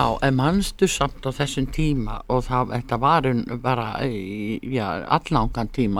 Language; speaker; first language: Icelandic; native; Icelandic